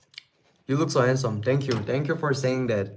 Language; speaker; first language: English; non-native, learner; Korean